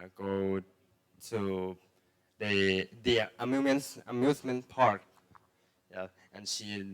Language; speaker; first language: English; non-native, learner; Thai